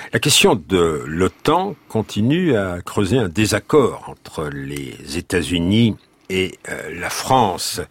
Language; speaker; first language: French; native; French